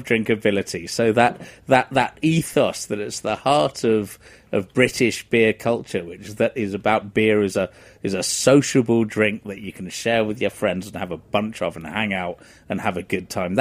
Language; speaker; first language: English; native; English